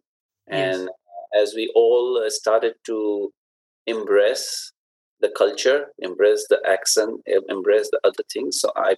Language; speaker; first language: English; non-native, local second language; Urdu